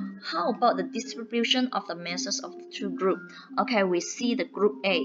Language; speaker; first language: English; non-native, local second language; Chinese